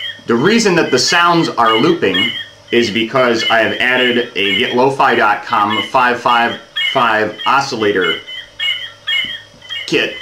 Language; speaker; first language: English; native; English